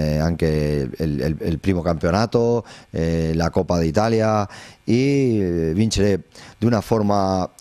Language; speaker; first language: Italian; non-native, learner; Spanish